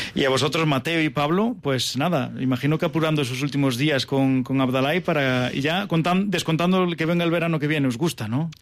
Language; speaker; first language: Spanish; native; Spanish